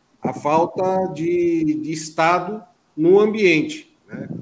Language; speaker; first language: Portuguese; native; Portuguese